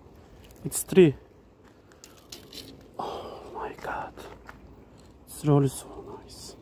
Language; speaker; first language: English; non-native, learner; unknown